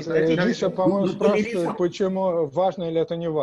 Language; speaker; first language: Russian; native; Russian